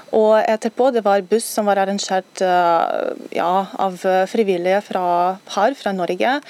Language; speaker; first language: Norwegian; non-native, fluent; Ukrainian